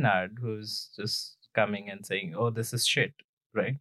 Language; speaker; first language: English; non-native, local second language; Punjabi